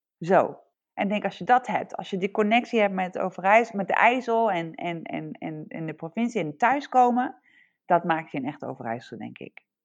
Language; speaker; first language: Dutch; native; Dutch